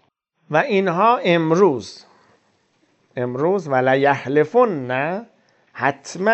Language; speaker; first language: Persian; native; Persian